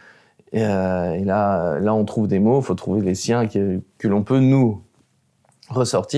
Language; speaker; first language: French; native; French